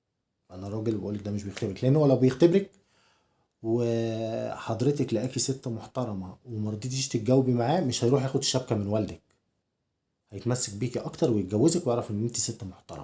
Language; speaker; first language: Arabic; native; Arabic